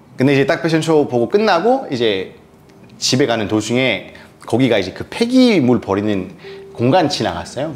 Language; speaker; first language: Korean; non-native, fluent; French